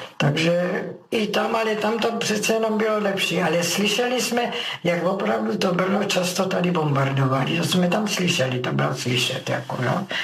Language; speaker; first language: Czech; native; Czech